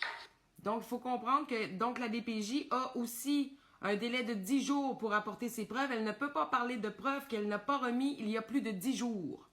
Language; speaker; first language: French; native; French